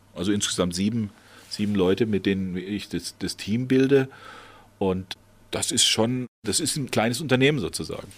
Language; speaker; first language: German; native; German